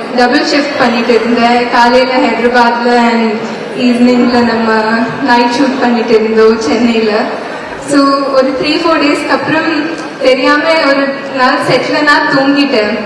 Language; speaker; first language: Tamil; non-native, learner; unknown